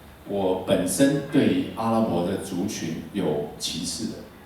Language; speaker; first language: Chinese; native; Chinese